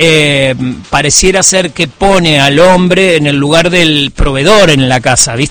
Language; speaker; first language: Spanish; native; Spanish